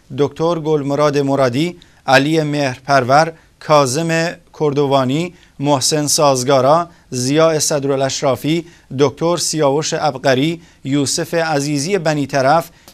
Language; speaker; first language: Persian; non-native, local second language; Central Kurdish